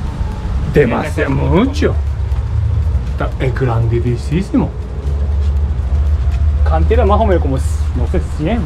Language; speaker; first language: Spanish; non-native, learner; Japanese